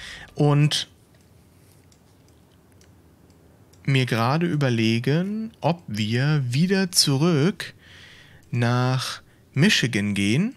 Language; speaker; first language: German; native; German